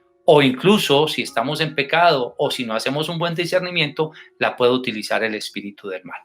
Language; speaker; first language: Spanish; native; Spanish